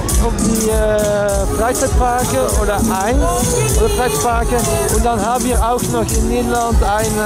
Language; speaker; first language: German; non-native, learner; Dutch